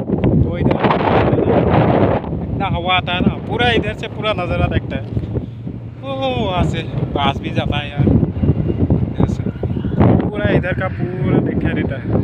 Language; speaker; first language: Hindi; non-native, local second language; Assamese